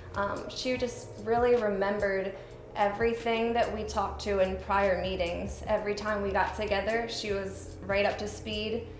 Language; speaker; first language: English; native; English